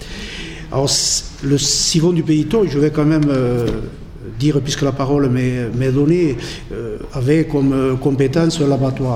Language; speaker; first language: French; native; French